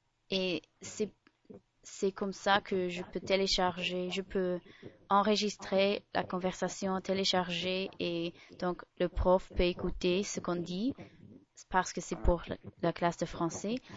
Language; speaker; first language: French; non-native, fluent; English